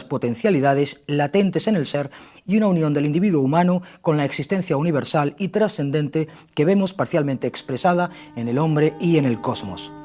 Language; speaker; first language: Spanish; native; Spanish